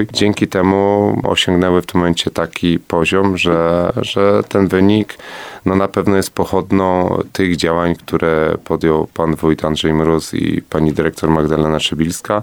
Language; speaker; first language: Polish; native; Polish